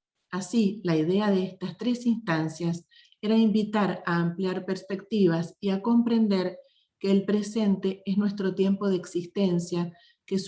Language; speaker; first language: Spanish; native; Spanish